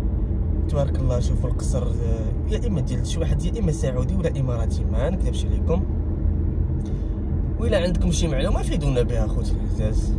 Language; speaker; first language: Arabic; native; Arabic